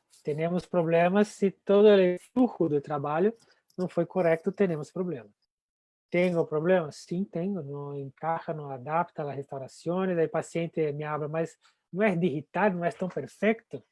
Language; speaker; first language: Spanish; non-native, fluent; Portuguese